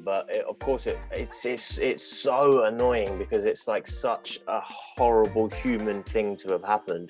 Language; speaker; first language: English; native; English